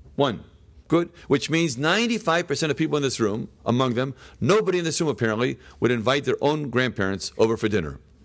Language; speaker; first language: English; native; English